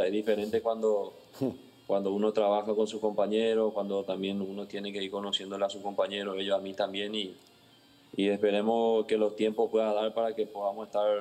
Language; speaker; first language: Spanish; native; Spanish